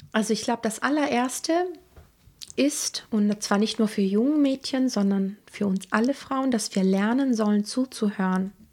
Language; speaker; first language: German; non-native, fluent; Italian